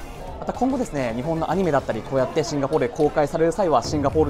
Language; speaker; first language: Japanese; native; Japanese